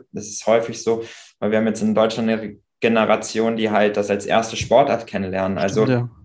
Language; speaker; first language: German; native; German